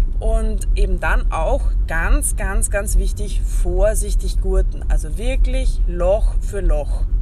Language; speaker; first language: German; native; German